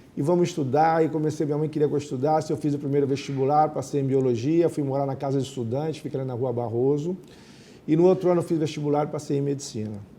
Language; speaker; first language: Portuguese; native; Portuguese